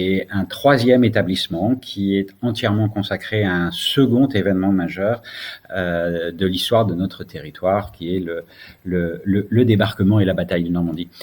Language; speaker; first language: French; native; French